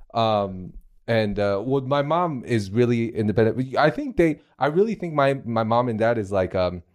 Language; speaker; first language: English; non-native, fluent; Chinese